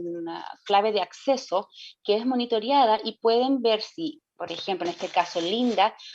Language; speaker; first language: Spanish; native; Spanish